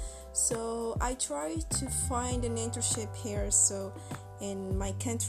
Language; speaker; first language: English; non-native, learner; Arabic